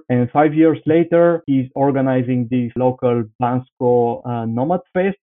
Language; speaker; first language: English; non-native, fluent; Bulgarian